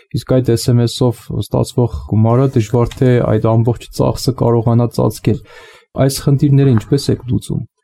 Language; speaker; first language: Armenian; native; Armenian